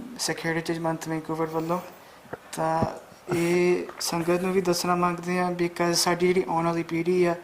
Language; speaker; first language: Punjabi; early bilingual, heritage; Punjabi